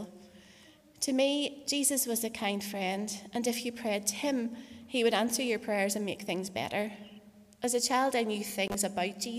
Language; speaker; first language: English; native; English